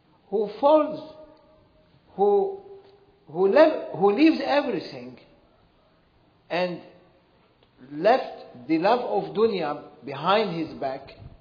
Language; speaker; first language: English; non-native, fluent; Arabic